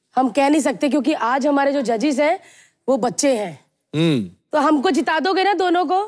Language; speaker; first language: Hindi; native; Hindi